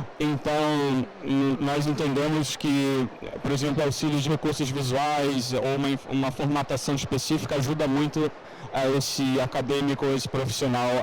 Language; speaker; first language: Portuguese; native; Portuguese